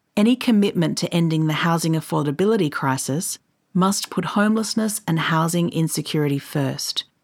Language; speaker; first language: English; native; English